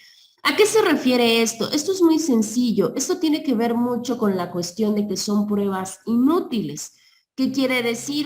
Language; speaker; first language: Spanish; native; Spanish